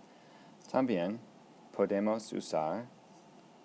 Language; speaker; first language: Spanish; non-native, fluent; English